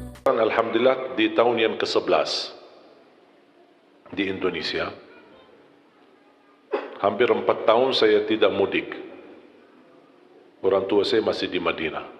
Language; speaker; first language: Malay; non-native, fluent; Arabic